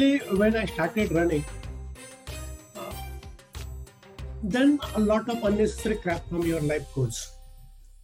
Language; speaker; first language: English; non-native, local second language; Marathi